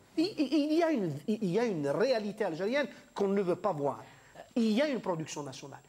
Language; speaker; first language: French; non-native, local second language; Arabic